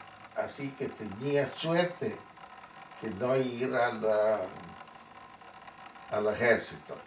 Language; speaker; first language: Spanish; non-native, fluent; Yiddish